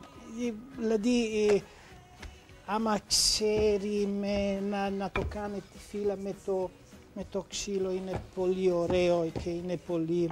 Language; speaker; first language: Greek; non-native, learner; Italian